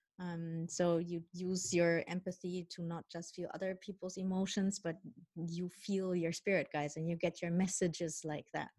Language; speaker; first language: English; non-native, fluent; Dutch